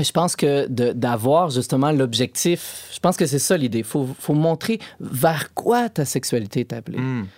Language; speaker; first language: French; native; French